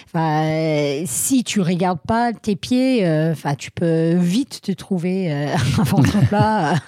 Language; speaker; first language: French; non-native, fluent; English